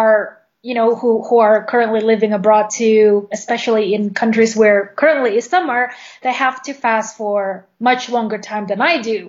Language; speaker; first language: English; non-native, fluent; Indonesian